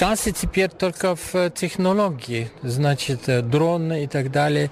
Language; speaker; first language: Russian; non-native, fluent; German